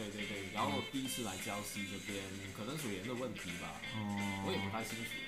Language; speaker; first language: Chinese; non-native, local second language; Cantonese